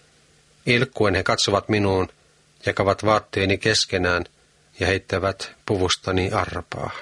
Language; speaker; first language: Finnish; native; Finnish